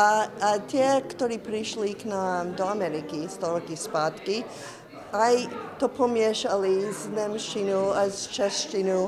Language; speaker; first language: Slovak; early bilingual, heritage; English